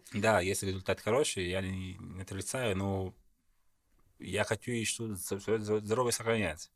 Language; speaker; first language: Russian; non-native, fluent; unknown